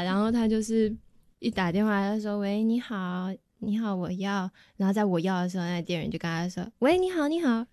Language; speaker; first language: Chinese; native; Chinese